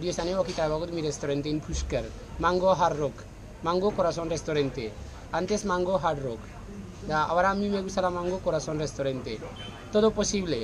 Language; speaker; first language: Spanish; non-native, learner; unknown